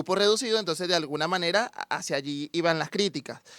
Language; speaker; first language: Spanish; native; Spanish